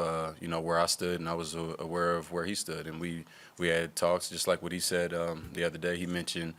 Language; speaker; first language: English; native; English